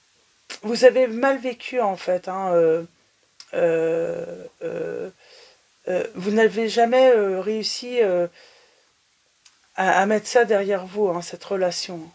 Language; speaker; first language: French; native; French